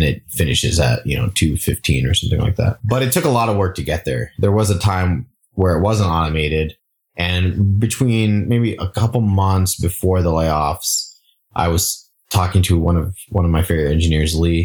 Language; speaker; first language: English; native; English